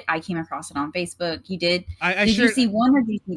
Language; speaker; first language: English; native; English